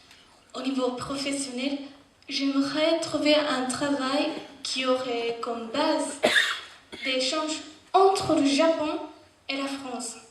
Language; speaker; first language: French; non-native, fluent; Japanese